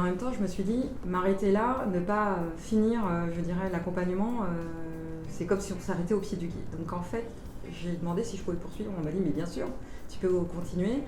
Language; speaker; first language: French; native; French